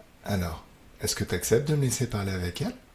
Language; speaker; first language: French; native; French